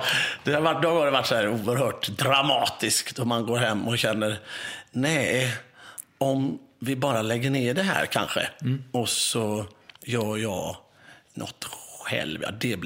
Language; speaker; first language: Swedish; native; Swedish